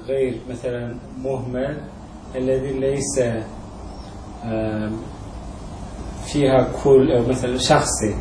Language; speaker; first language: Arabic; non-native, learner; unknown